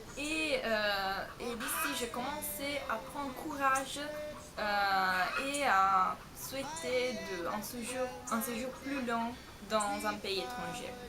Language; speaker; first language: French; non-native, fluent; Italian